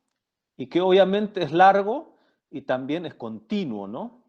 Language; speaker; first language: Spanish; non-native, local second language; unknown